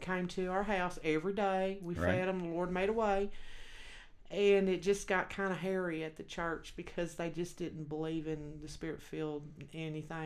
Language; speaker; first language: English; native; English